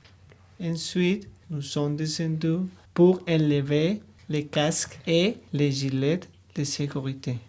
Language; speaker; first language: French; non-native, learner; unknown